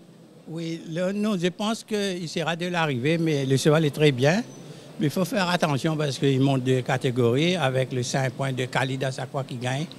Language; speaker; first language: French; non-native, local second language; Morisyen